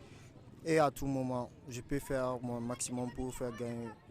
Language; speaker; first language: French; non-native, local second language; Bambara